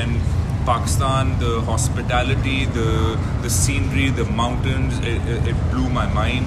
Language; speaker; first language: English; non-native, local second language; Urdu